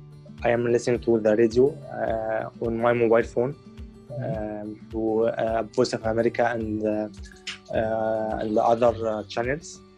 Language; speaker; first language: English; non-native, learner; Arabic